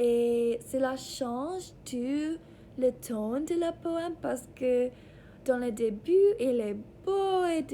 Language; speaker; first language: French; non-native, learner; English